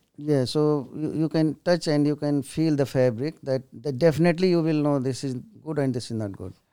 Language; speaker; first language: English; non-native, local second language; Hindi